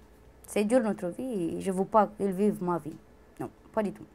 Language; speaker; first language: French; non-native, learner; Romanian